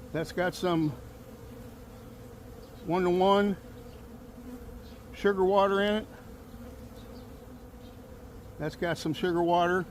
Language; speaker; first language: English; native; English